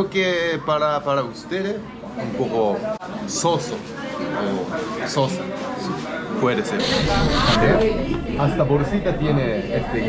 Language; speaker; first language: Spanish; non-native, learner; Japanese